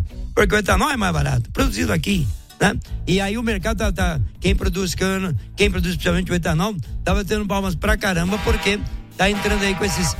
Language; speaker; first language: Portuguese; native; Portuguese